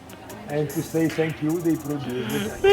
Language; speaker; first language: English; non-native, learner; Italian